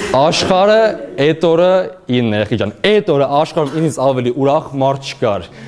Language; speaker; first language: Armenian; early bilingual, heritage; Armenian